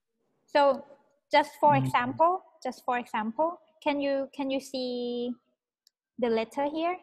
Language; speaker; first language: English; non-native, fluent; Thai